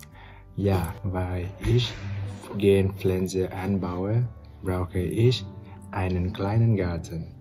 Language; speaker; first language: German; non-native, learner; Vietnamese